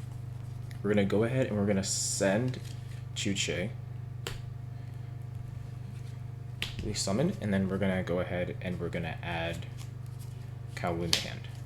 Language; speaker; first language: English; native; English